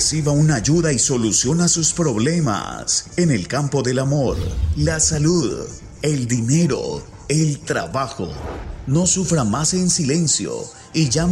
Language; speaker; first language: Spanish; native; Spanish